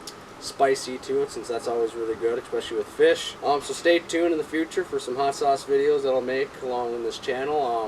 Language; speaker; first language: English; native; English